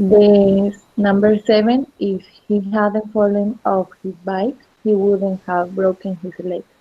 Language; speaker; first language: English; non-native, learner; Spanish